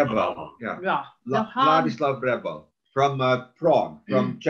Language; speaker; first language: Swedish; non-native, fluent; English